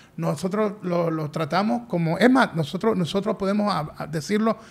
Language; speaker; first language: Spanish; native; Spanish